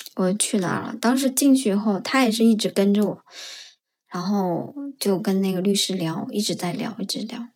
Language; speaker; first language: Chinese; native; Chinese